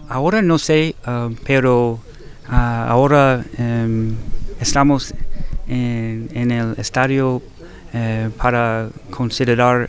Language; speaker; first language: Spanish; non-native, learner; English